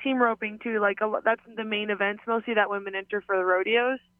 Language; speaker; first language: English; native; English